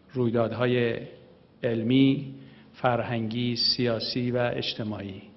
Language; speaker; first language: Persian; native; Persian